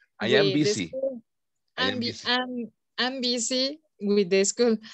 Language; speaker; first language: English; non-native, learner; Spanish